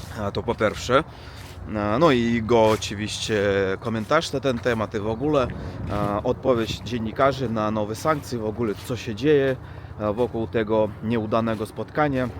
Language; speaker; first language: Polish; non-native, learner; Russian